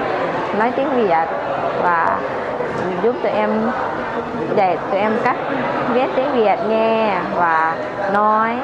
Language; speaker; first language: Vietnamese; non-native, fluent; Lao